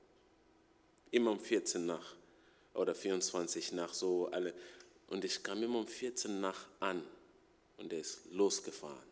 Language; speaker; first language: German; non-native, fluent; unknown